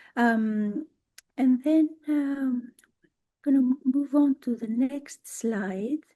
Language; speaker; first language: English; non-native, fluent; Greek